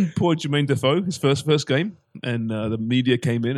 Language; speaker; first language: English; native; English